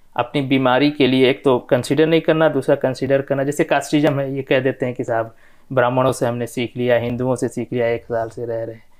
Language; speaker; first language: Hindi; non-native, local second language; Bhojpuri